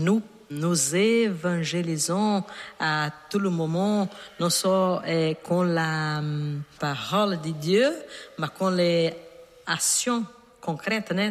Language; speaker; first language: French; non-native, learner; Portuguese